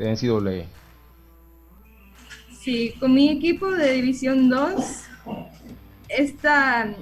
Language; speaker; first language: Spanish; early bilingual, heritage; English